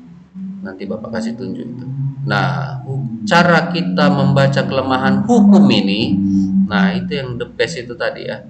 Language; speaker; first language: Indonesian; native; Indonesian